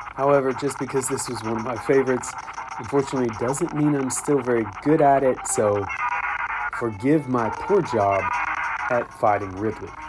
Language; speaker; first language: English; native; English